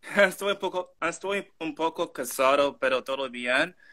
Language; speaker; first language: Spanish; non-native, learner; English